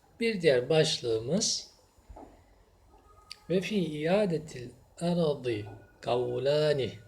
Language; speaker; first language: Turkish; native; Turkish